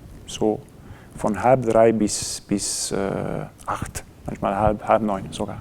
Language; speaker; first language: German; non-native, fluent; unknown